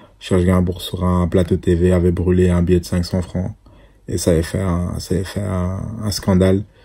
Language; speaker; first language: French; native; French